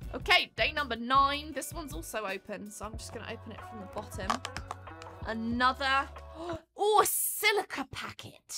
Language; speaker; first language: English; native; English